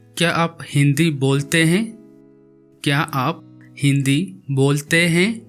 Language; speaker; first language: Hindi; non-native, local second language; Odia